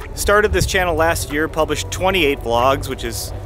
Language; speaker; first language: English; native; English